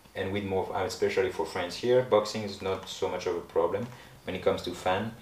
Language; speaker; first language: English; non-native, fluent; French